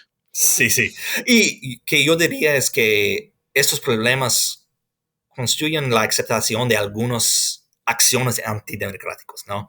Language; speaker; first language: Spanish; non-native, fluent; English